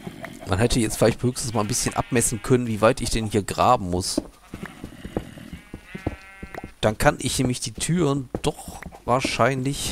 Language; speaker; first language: German; native; German